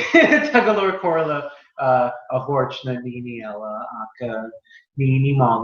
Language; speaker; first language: Irish; non-native, learner; English